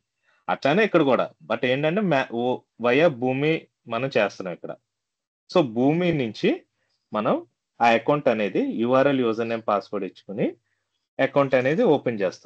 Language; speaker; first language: Telugu; native; Telugu